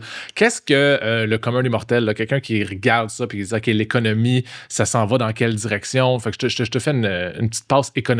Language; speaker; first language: French; native; French